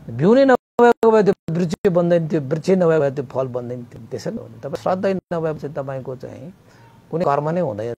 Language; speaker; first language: Nepali; non-native, local second language; Newari